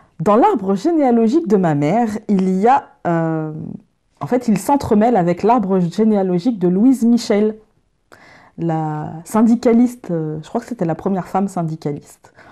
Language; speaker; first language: French; native; French